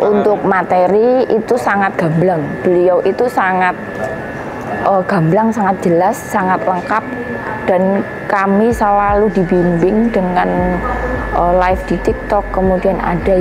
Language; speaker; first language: Indonesian; native; Indonesian